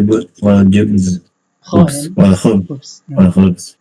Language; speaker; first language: Arabic; non-native, learner; Indonesian